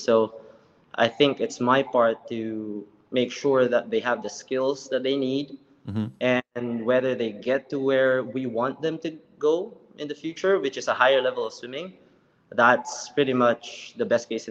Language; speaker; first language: English; non-native, local second language; Filipino